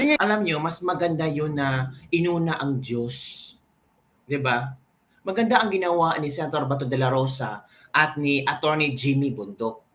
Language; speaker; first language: Filipino; native; Filipino